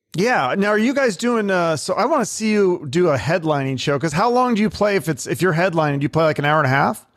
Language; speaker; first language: English; native; English